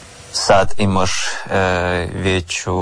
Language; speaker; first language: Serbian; non-native, learner; Russian